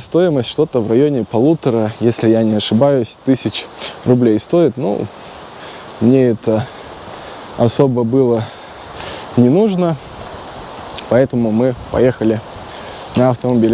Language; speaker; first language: Russian; native; Russian